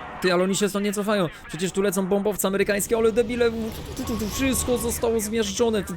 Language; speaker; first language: Polish; native; Polish